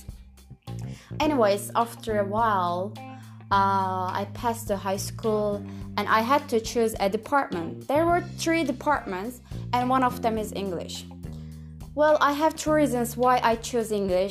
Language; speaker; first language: English; non-native, fluent; Turkish